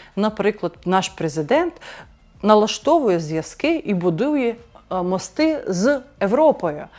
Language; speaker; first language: Ukrainian; non-native, local second language; Russian